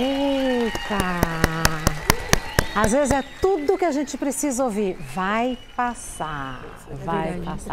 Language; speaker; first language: Portuguese; native; Portuguese